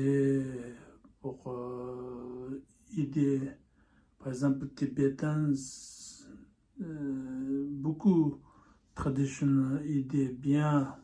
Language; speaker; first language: French; non-native, learner; Tibetan